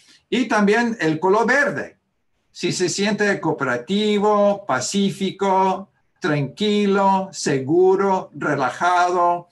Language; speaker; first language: Spanish; early bilingual, heritage; Spanish